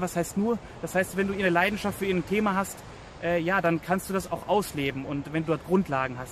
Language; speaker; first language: German; native; German